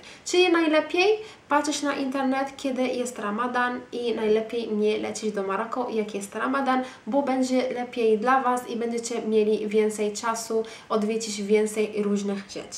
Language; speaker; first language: Polish; non-native, fluent; Arabic